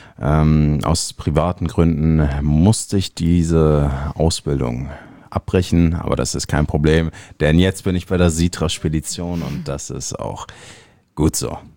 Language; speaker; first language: German; early bilingual, other home language; Italian